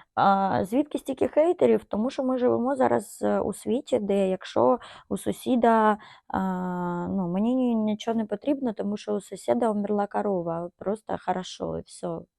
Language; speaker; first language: Ukrainian; non-native, local second language; Russian